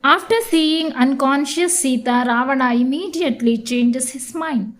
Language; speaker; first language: English; non-native, local second language; Kannada